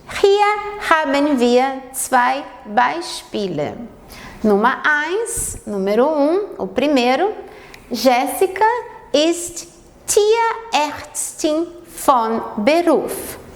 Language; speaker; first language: German; non-native, fluent; Portuguese